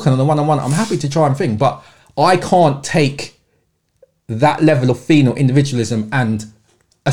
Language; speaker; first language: English; native; English